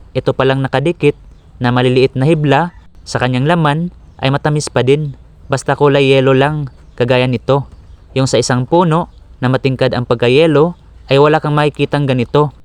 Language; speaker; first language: Filipino; non-native, local second language; Cebuano